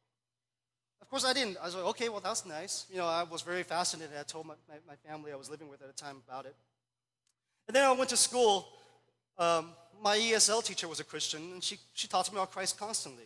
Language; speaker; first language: English; early bilingual, other home language; Chinese